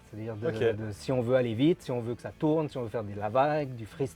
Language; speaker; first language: French; native; French